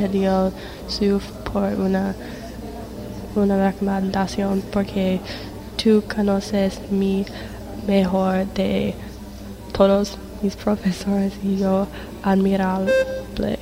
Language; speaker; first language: Spanish; non-native, learner; English